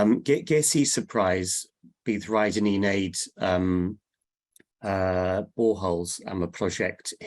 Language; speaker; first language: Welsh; non-native, learner; English